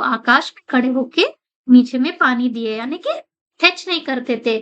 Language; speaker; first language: Hindi; non-native, local second language; Kannada